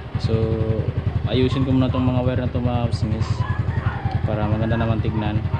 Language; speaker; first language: Filipino; non-native, local second language; Cebuano